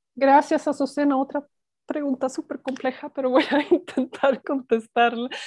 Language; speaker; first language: Spanish; non-native, fluent; Swedish